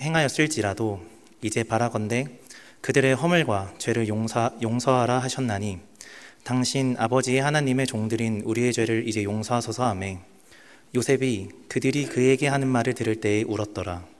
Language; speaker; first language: Korean; native; Korean